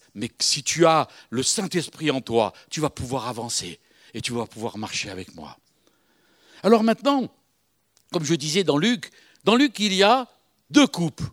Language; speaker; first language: French; native; French